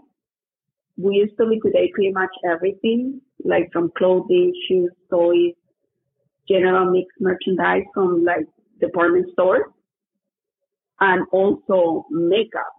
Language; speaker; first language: English; non-native, fluent; Spanish